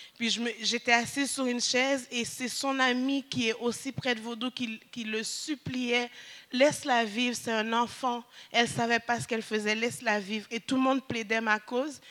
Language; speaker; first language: French; early bilingual, other home language; Haitian Creole